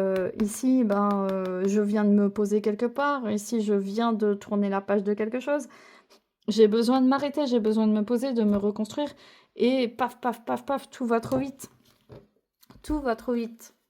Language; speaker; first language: French; native; French